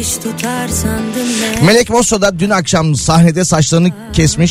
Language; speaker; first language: Turkish; native; Turkish